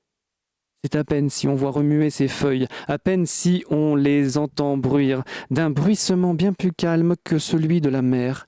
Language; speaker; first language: French; native; French